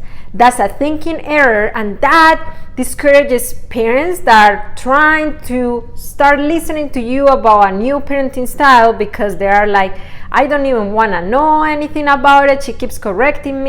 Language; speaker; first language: English; non-native, fluent; Spanish